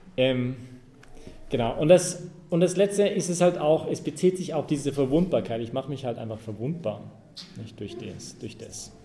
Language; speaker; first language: German; non-native, fluent; English